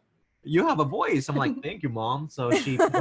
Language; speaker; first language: English; native; English